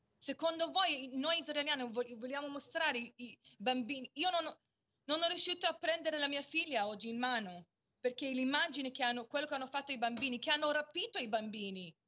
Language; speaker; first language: Italian; non-native, fluent; Hebrew